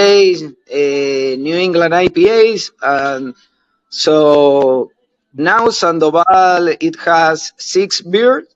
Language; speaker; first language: English; non-native, learner; Spanish